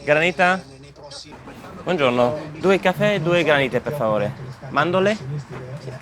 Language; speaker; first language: Italian; non-native, learner; English